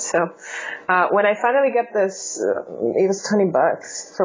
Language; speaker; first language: English; non-native, fluent; Portuguese